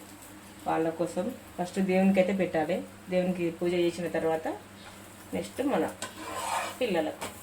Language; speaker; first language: Telugu; native; Telugu